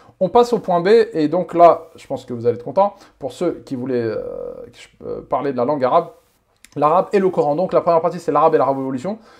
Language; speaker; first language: French; native; French